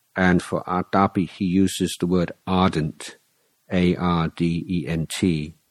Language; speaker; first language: English; native; English